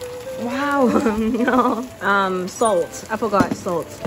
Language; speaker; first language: English; non-native, local second language; Cantonese